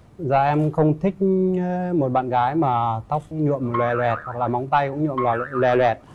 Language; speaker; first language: Vietnamese; non-native, local second language; Muong